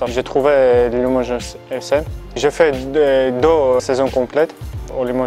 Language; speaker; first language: French; non-native, fluent; Armenian